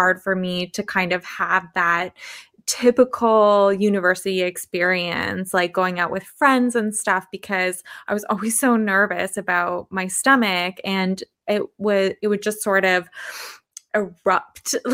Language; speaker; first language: English; native; English